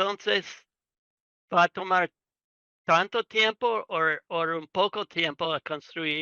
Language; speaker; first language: Spanish; non-native, learner; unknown